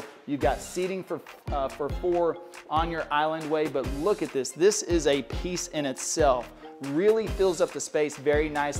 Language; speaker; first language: English; native; English